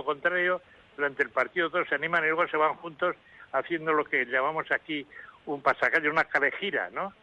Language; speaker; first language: Spanish; native; Spanish